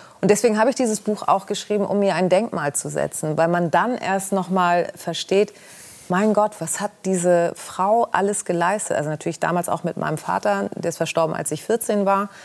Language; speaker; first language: German; early bilingual, other home language; Greek